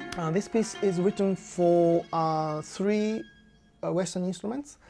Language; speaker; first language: English; non-native, fluent; Japanese